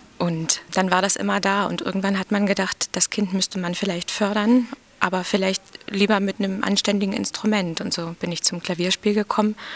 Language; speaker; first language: German; native; German